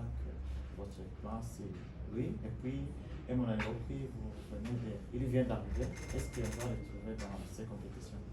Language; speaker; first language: French; non-native, learner; Kinyarwanda